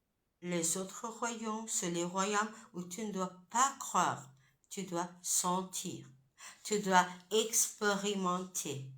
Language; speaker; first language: French; non-native, fluent; Italian